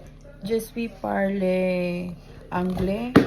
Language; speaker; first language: French; non-native, learner; Filipino